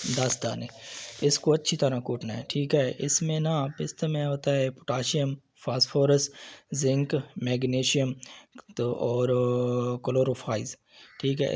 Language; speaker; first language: Urdu; non-native, local second language; Punjabi